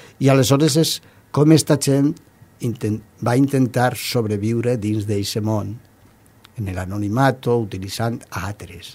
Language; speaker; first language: Catalan; non-native, local second language; Spanish